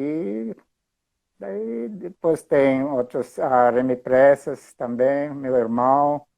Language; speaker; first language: Portuguese; non-native, fluent; Filipino